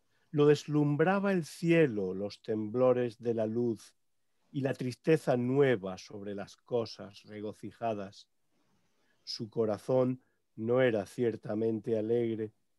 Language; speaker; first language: Spanish; native; Spanish